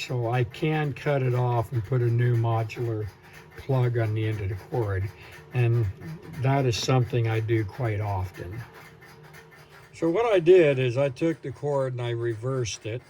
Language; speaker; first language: English; native; English